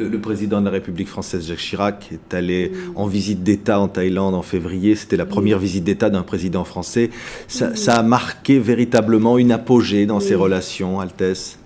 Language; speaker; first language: French; native; French